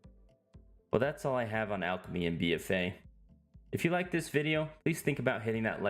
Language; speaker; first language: English; native; English